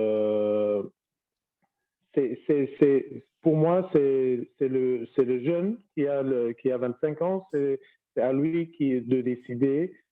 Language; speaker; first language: French; non-native, fluent; Arabic